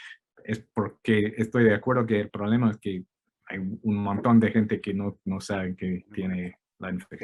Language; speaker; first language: Spanish; non-native, fluent; English